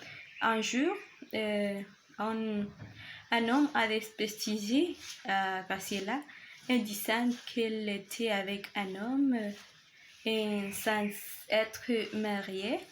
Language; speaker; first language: French; non-native, learner; Spanish